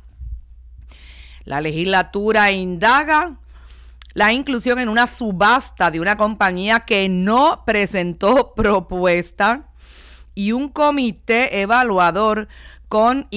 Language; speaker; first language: Spanish; native; Spanish